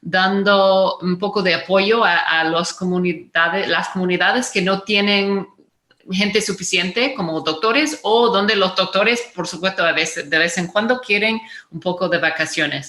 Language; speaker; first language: Spanish; non-native, fluent; English